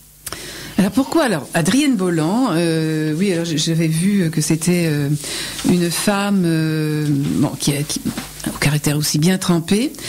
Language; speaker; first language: French; native; French